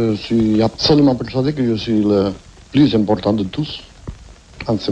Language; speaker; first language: French; non-native, fluent; Catalan